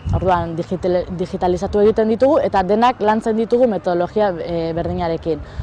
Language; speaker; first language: Basque; native; Basque